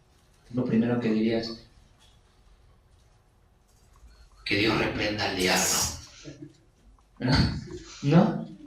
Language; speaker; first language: Spanish; native; Spanish